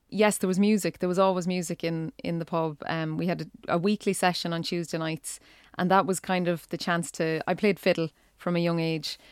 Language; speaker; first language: English; native; English